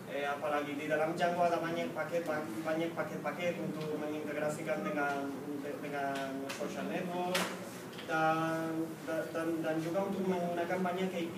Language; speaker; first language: Indonesian; non-native, fluent; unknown